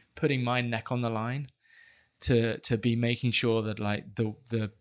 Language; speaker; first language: English; native; English